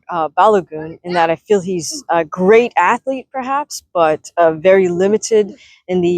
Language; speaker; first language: English; native; English